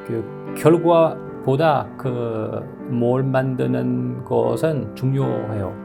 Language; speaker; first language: Korean; non-native, learner; French